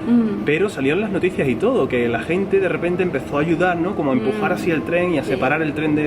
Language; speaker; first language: Spanish; native; Spanish